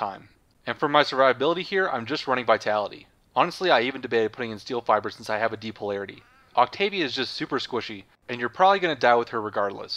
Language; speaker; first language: English; native; English